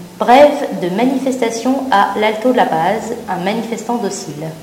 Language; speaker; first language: French; native; French